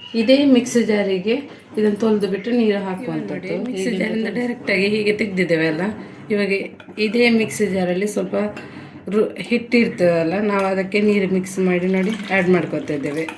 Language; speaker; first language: Kannada; non-native, local second language; Tulu